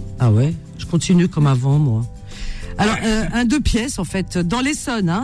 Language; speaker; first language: French; native; French